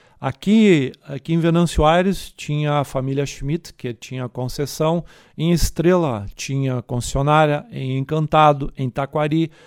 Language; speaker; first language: Portuguese; native; Portuguese